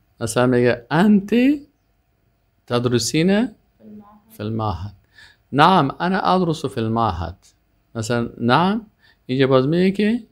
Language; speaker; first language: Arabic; non-native, fluent; Persian